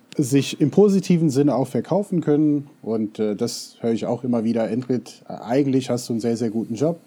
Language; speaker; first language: German; non-native, fluent; English